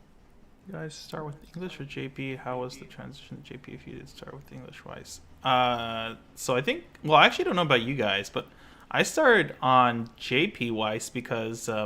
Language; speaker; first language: English; native; English